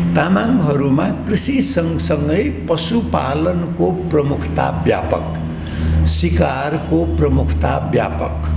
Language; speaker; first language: Nepali; non-native, local second language; Maithili